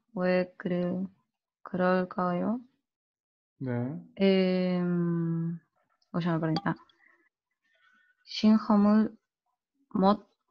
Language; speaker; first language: Korean; non-native, learner; Spanish